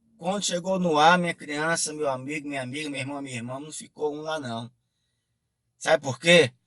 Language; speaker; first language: Portuguese; native; Portuguese